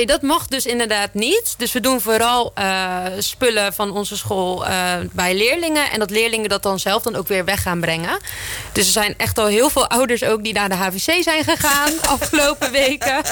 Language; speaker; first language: Dutch; native; Dutch